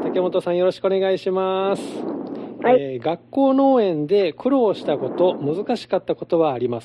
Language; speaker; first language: Japanese; native; Japanese